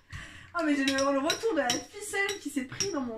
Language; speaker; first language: French; native; French